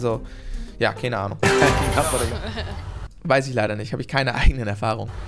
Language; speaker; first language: German; native; German